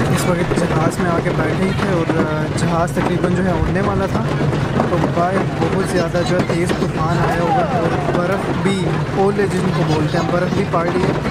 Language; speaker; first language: Urdu; non-native, local second language; Punjabi